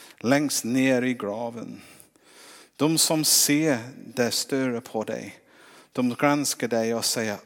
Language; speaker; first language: Swedish; non-native, fluent; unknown